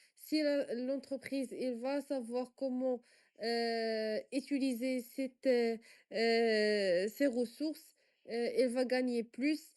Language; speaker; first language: French; non-native, local second language; Arabic